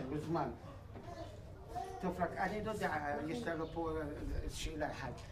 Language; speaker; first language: Hebrew; non-native, local second language; Armenian